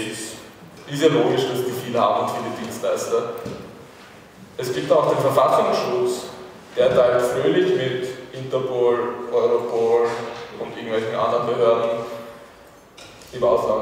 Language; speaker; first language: German; native; German